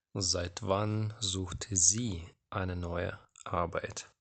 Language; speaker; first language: German; non-native, fluent; Ukrainian